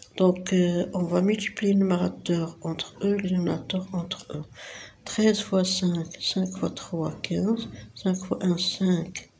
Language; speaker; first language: French; non-native, local second language; Arabic